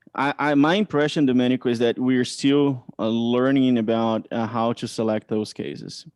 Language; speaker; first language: English; non-native, fluent; Portuguese